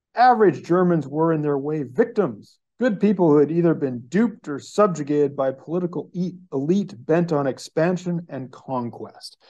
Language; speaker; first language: English; native; English